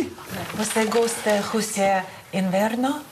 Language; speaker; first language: Portuguese; non-native, learner; Russian